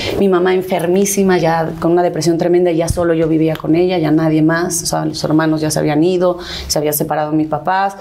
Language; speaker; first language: Spanish; early bilingual, other home language; Catalan